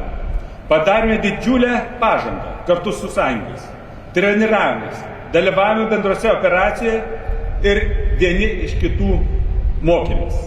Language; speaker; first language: Lithuanian; native; Lithuanian